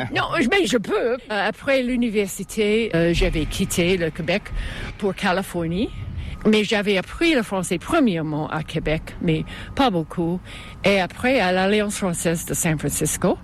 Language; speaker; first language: French; non-native, fluent; English